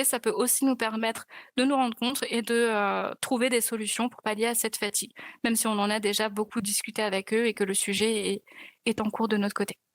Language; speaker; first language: French; native; French